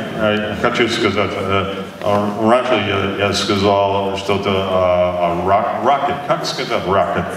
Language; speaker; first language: Russian; non-native, learner; English